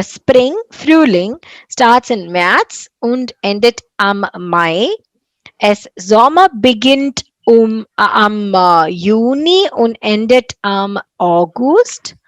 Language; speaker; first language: German; non-native, fluent; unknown